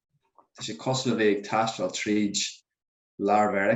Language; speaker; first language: Irish; non-native, local second language; English